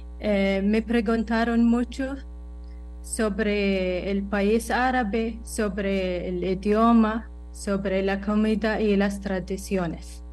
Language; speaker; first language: Spanish; non-native, learner; Arabic